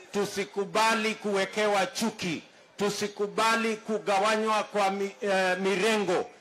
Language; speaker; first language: Swahili; non-native, local second language; Kalenjin